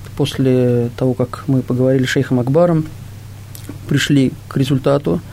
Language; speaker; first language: Russian; non-native, local second language; Tatar